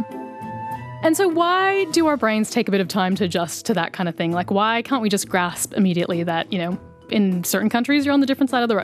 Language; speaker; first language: English; native; English